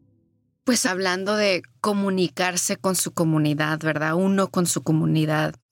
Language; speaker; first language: Spanish; early bilingual, heritage; Spanish